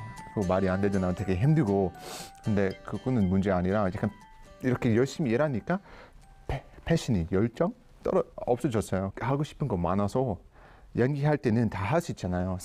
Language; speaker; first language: Korean; non-native, fluent; English